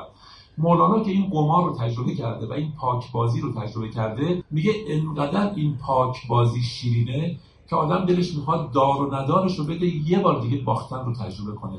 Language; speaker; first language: Persian; native; Persian